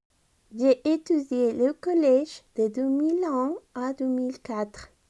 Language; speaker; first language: French; non-native, fluent; Spanish